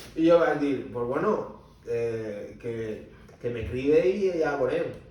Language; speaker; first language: Spanish; non-native, local second language; Catalan